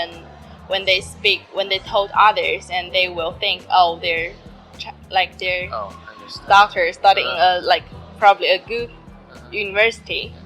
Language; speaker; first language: English; non-native, learner; Chinese